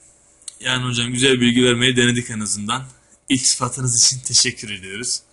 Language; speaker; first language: Turkish; native; Turkish